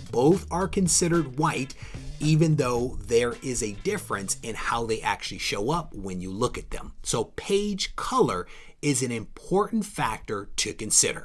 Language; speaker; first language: English; native; English